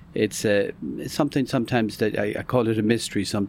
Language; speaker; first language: English; native; English